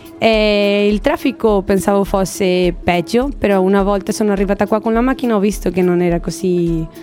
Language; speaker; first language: Italian; non-native, learner; Spanish